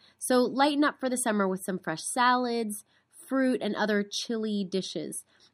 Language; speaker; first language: English; native; English